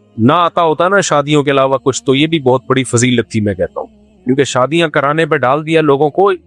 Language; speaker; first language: Urdu; native; Urdu